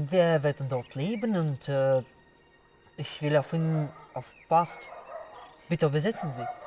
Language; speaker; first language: German; non-native, learner; Kazakh